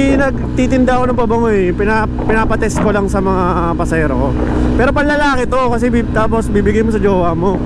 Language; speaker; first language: Filipino; native; Filipino